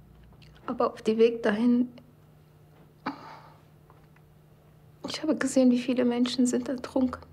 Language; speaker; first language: German; non-native, learner; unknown